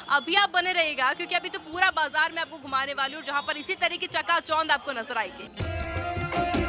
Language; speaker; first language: Hindi; native; Hindi